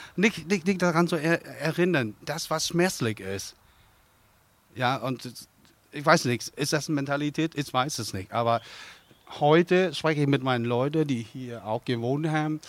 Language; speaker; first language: German; non-native, fluent; Vietnamese